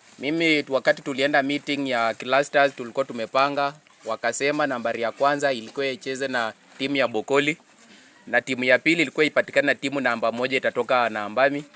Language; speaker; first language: Swahili; non-native, local second language; Luyia